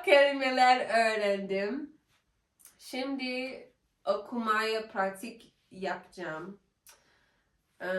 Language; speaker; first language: Turkish; non-native, learner; English